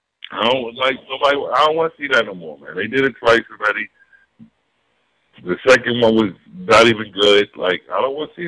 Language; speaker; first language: English; native; English